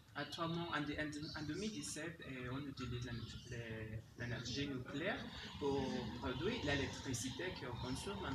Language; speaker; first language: French; non-native, learner; Spanish